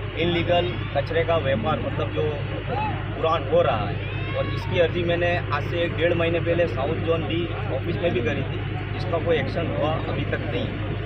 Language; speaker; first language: Hindi; non-native, local second language; Gujarati